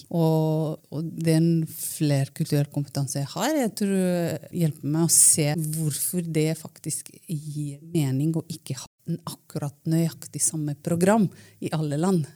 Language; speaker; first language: Norwegian; non-native, fluent; Romanian